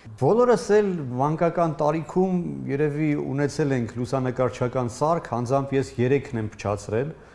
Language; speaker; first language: Armenian; native; Armenian